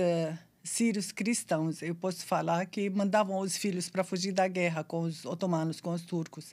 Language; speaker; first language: Portuguese; non-native, fluent; Arabic